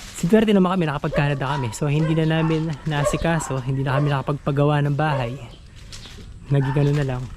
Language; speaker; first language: Filipino; non-native, local second language; Pampanga